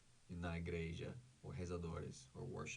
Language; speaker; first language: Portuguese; non-native, learner; English